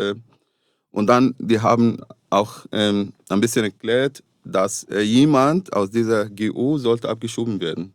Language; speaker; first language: German; non-native, fluent; Arabic